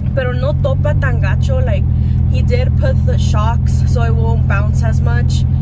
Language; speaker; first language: English; early bilingual, other home language; Spanish